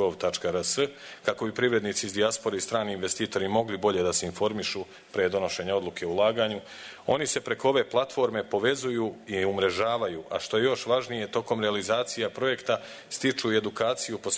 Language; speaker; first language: Serbian; native; Serbian